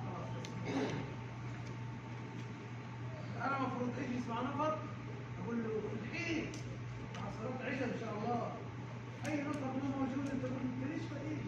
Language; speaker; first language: Arabic; non-native, learner; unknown